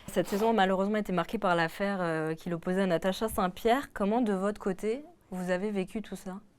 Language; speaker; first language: French; native; French